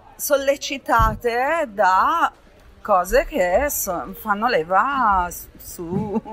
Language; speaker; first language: Italian; native; Italian